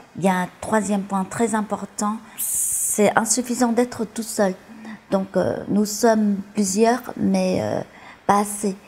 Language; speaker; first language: French; early bilingual, other home language; Vietnamese